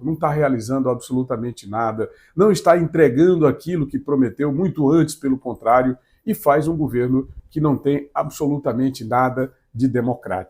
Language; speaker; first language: Portuguese; native; Portuguese